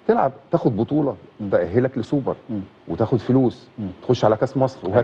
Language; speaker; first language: Arabic; native; Arabic